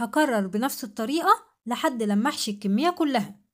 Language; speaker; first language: Arabic; native; Arabic